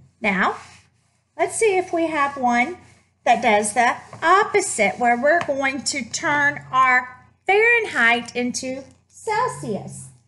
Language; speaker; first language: English; native; English